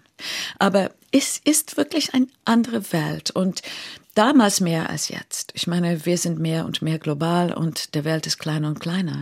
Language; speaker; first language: German; non-native, fluent; English